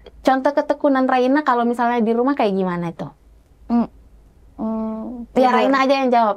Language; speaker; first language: Indonesian; native; Indonesian